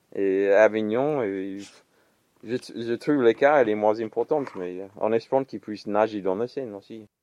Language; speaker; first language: French; non-native, fluent; English